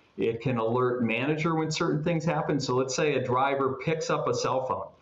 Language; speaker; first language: English; native; English